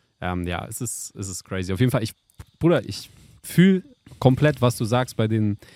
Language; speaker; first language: German; native; German